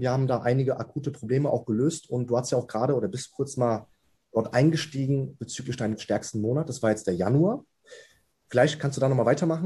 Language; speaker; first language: German; native; German